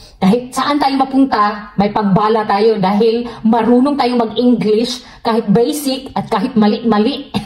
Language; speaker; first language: Filipino; non-native, local second language; Cebuano